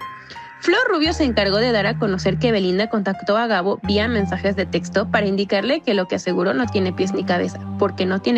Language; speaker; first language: Spanish; native; Spanish